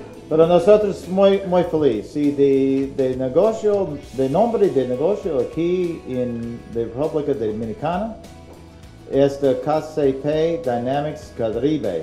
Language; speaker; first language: Spanish; non-native, learner; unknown